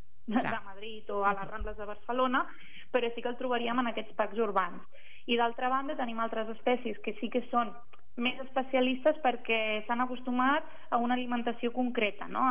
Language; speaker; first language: Catalan; native; Catalan